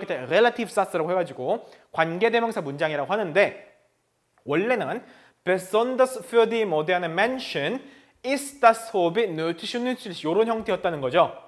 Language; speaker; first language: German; non-native, fluent; Korean